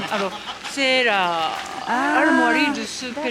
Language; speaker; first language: French; non-native, learner; Japanese